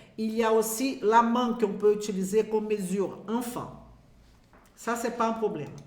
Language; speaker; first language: French; non-native, fluent; Portuguese